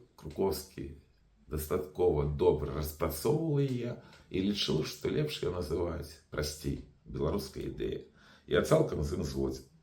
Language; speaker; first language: Belarusian; non-native, local second language; Russian